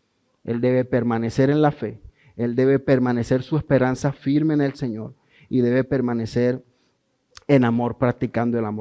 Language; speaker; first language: Spanish; native; Spanish